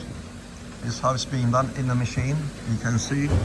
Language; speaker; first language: English; non-native, fluent; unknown